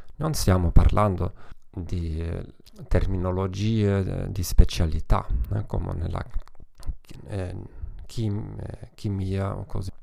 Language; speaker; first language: Italian; non-native, learner; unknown